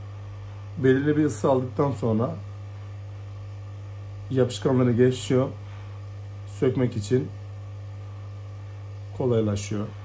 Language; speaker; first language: Turkish; native; Turkish